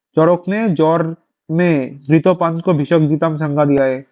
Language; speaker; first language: Hindi; non-native, local second language; Bangla